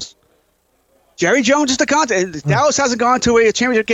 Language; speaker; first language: English; native; English